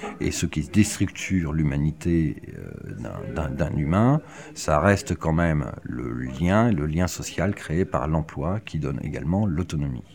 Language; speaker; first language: French; native; French